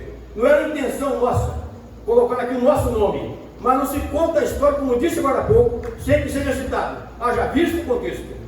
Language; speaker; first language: Portuguese; native; Portuguese